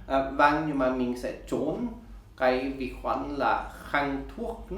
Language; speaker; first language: Vietnamese; non-native, learner; Swedish